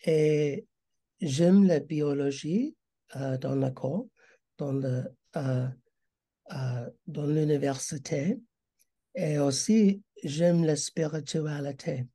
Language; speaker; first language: French; non-native, learner; English